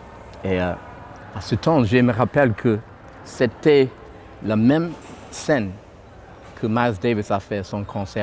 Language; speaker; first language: French; non-native, fluent; English